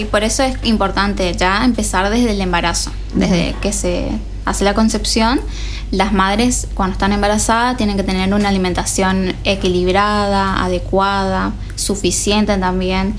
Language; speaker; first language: Spanish; native; Spanish